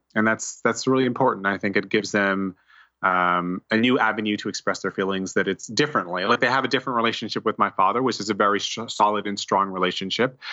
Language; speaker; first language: English; native; English